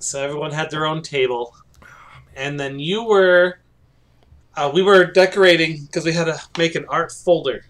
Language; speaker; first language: English; native; English